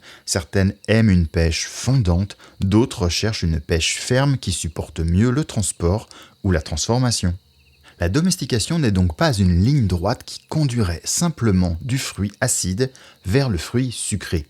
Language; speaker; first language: French; native; French